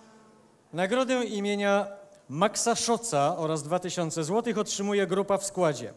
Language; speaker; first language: Polish; native; Polish